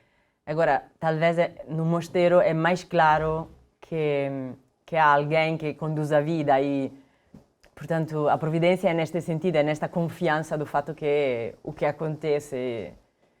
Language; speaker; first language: Portuguese; non-native, fluent; Italian